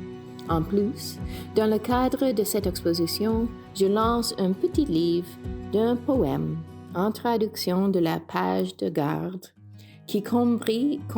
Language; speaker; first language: French; non-native, fluent; English